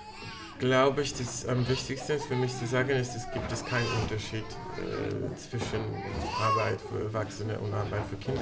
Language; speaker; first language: German; non-native, fluent; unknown